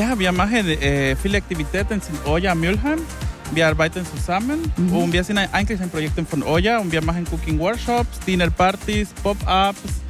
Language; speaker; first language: German; non-native, fluent; Spanish